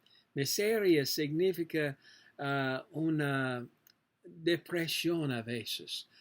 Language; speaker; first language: Spanish; non-native, learner; English